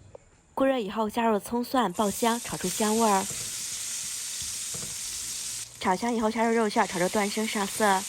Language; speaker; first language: Chinese; native; Chinese